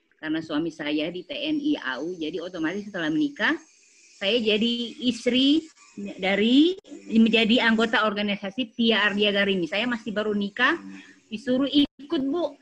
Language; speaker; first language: Indonesian; native; Indonesian